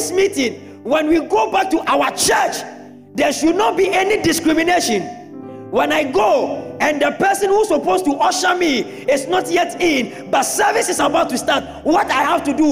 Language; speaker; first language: English; non-native, local second language; Akan